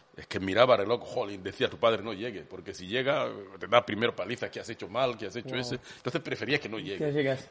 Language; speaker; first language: Spanish; non-native, fluent; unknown